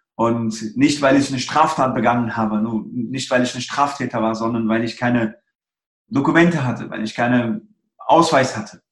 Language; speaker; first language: German; early bilingual, other home language; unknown